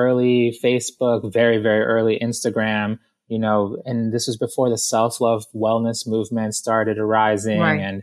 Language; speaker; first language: English; native; English